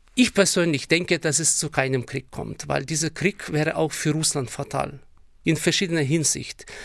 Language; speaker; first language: German; non-native, fluent; Ukrainian